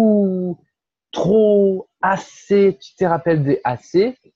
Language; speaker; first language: French; non-native, fluent; Portuguese